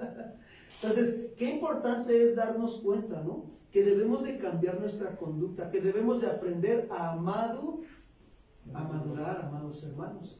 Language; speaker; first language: Spanish; native; Spanish